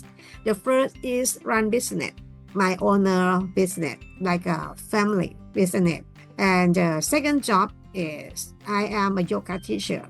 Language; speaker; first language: English; non-native, learner; Thai